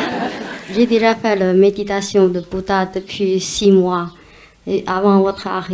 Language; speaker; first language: French; non-native, fluent; Chinese